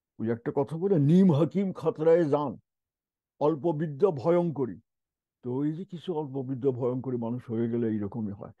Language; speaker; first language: Bangla; non-native, local second language; Urdu